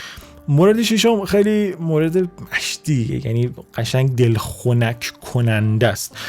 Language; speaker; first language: Persian; native; Persian